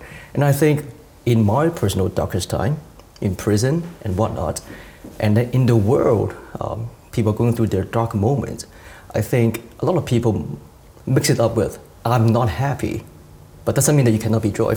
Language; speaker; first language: English; non-native, local second language; Cantonese